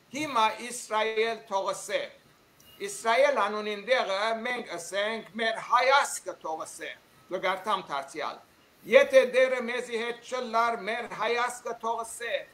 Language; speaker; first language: Armenian; early bilingual, heritage; Armenian